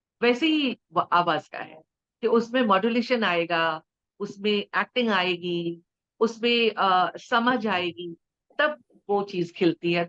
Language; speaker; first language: Hindi; native; Hindi